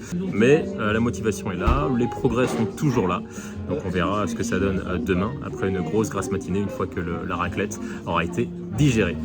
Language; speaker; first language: French; native; French